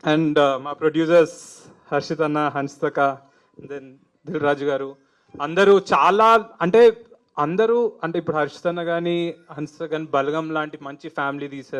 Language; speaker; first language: Telugu; native; Telugu